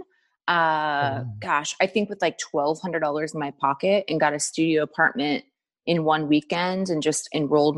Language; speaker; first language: English; native; English